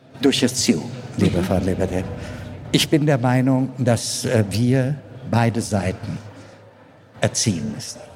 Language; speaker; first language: German; non-native, fluent; Amharic